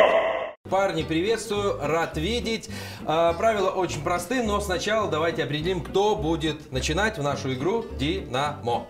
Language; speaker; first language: Russian; native; Russian